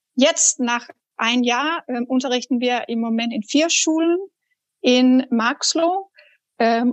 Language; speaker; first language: German; non-native, fluent; Danish